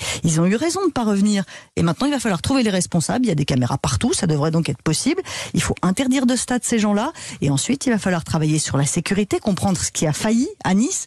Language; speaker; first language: French; native; French